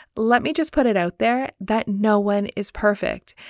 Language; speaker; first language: English; native; English